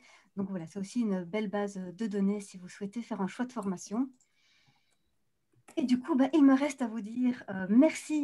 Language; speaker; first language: French; native; French